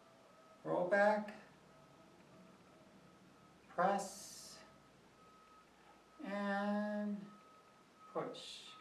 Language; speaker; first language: English; native; English